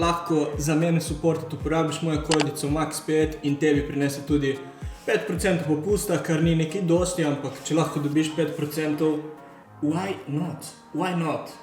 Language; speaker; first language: Slovenian; native; Slovenian